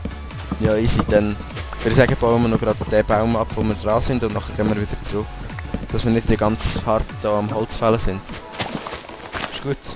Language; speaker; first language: German; native; German